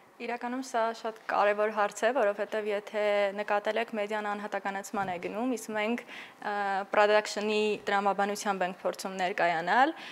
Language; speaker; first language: Armenian; native; Armenian